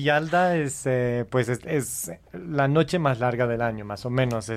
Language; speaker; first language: Spanish; non-native, fluent; English